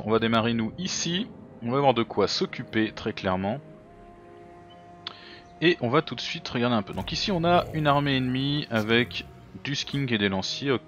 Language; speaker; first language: French; native; French